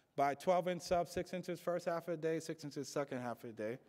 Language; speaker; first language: English; native; English